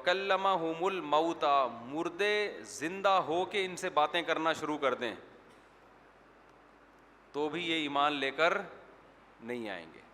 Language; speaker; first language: Urdu; native; Urdu